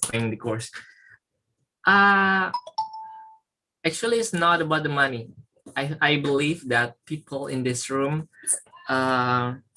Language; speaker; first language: English; non-native, learner; Indonesian